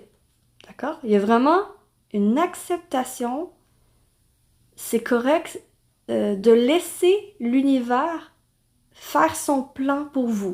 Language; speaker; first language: French; native; French